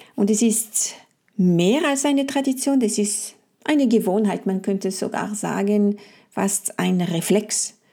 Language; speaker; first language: German; non-native, fluent; French